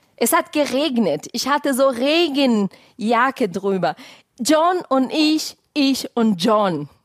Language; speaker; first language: German; non-native, fluent; Portuguese